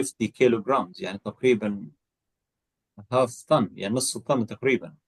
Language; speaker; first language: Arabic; native; Arabic